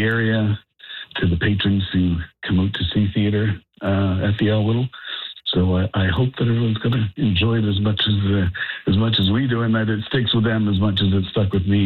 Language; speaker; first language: English; native; English